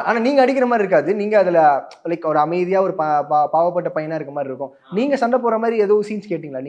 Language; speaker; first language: Tamil; native; Tamil